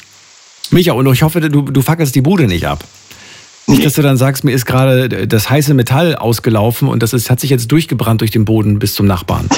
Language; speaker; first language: German; native; German